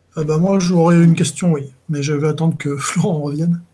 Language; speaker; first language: French; native; French